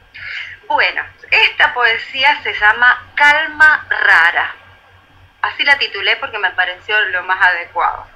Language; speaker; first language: Spanish; native; Spanish